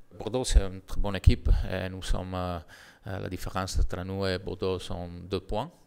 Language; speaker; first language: French; non-native, learner; Italian